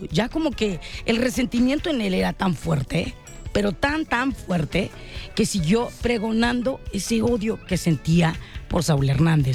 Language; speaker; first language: Spanish; native; Spanish